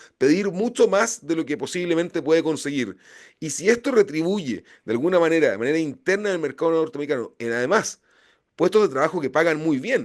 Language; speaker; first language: Spanish; native; Spanish